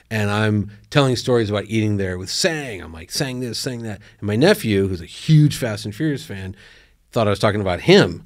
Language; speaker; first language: English; native; English